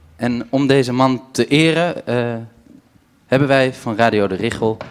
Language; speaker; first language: Dutch; native; Dutch